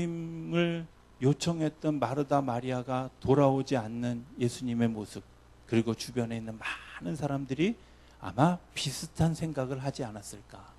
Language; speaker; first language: Korean; native; Korean